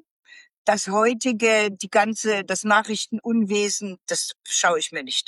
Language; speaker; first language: German; native; German